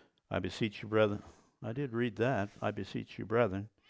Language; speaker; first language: English; early bilingual, other home language; Pennsylvania German